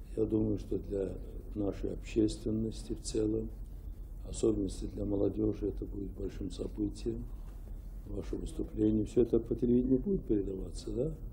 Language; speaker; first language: Russian; non-native, local second language; Azerbaijani